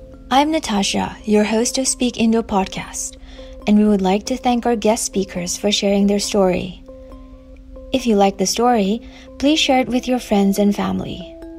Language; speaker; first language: English; non-native, fluent; Indonesian